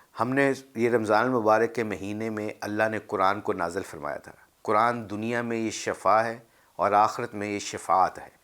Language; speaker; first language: Urdu; non-native, local second language; Punjabi